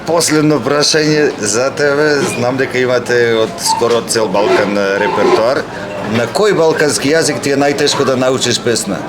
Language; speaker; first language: Macedonian; native; Macedonian